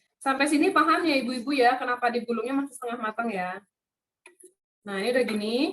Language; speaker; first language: Indonesian; native; Indonesian